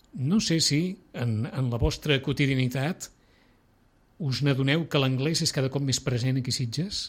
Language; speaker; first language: Catalan; native; Catalan